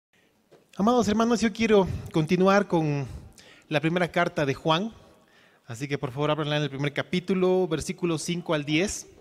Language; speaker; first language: Spanish; native; Spanish